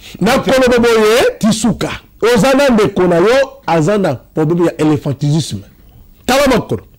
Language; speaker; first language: Lingala; non-native, local second language; Luba-Lulua